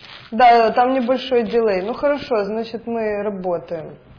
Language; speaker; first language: Russian; native; Russian